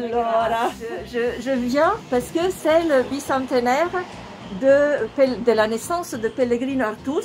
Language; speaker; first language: French; non-native, fluent; Italian